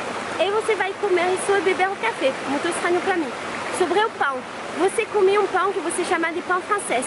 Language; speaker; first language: Portuguese; non-native, fluent; French